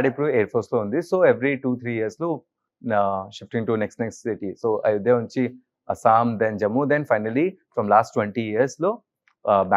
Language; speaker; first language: Telugu; non-native, learner; Hindi